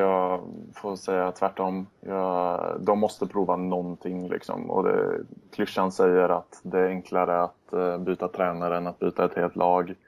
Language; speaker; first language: Swedish; native; Swedish